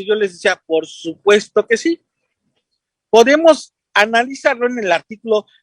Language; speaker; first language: Spanish; native; Spanish